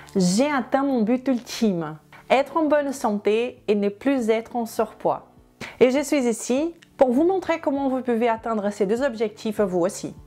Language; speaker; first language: French; non-native, fluent; Portuguese